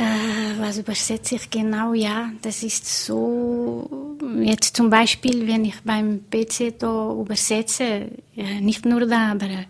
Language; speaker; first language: German; non-native, fluent; Portuguese